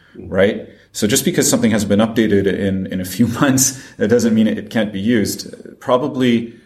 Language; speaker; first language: English; non-native, fluent; French